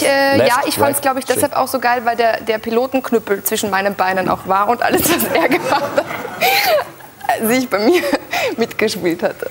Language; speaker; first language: German; native; German